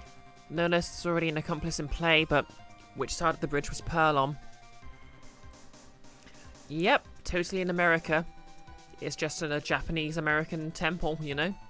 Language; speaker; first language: English; native; English